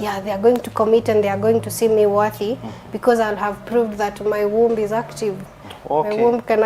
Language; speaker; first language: English; non-native, local second language; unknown